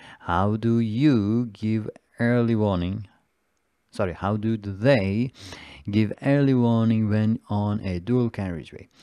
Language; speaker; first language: English; non-native, fluent; Persian